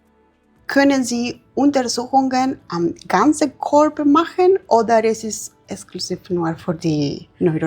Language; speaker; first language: German; non-native, learner; Spanish